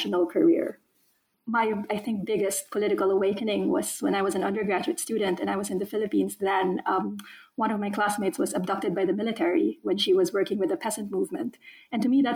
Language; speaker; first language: English; non-native, local second language; Filipino